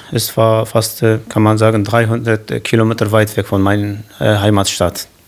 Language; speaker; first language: German; non-native, learner; Kurdish